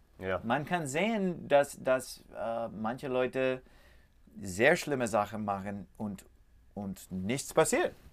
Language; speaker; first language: German; non-native, learner; English